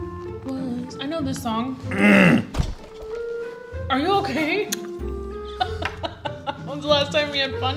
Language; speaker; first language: English; native; English